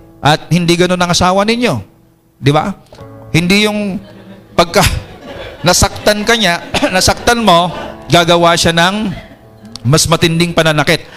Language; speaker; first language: Filipino; non-native, local second language; Iloko